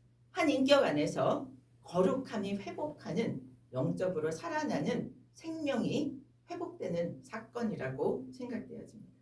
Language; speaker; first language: Korean; native; Korean